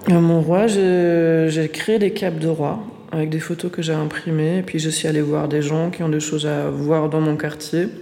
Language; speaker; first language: French; non-native, fluent; German